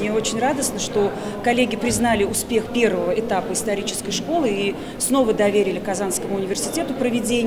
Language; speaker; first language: Russian; native; Russian